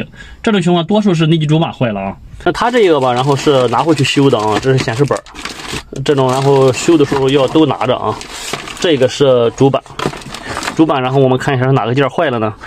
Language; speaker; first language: Chinese; native; Chinese